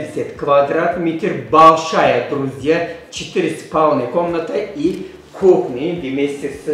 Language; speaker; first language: Russian; non-native, learner; Turkish